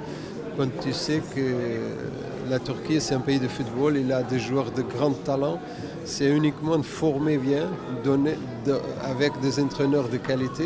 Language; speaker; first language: French; non-native, fluent; Portuguese